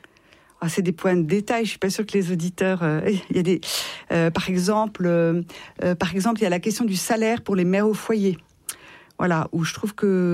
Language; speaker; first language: French; native; French